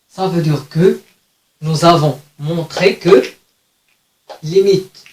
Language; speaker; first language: French; non-native, local second language; Arabic